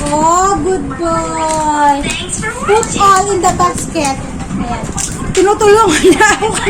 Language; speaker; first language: Filipino; native; Filipino